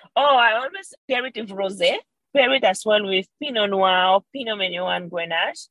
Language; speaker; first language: English; non-native, fluent; Spanish